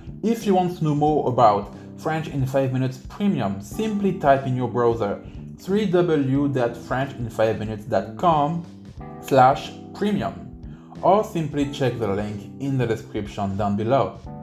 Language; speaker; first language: English; non-native, fluent; French